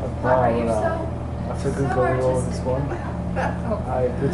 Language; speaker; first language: English; non-native, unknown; French